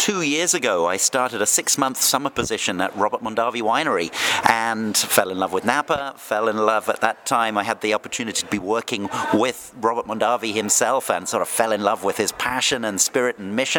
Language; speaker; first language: English; native; English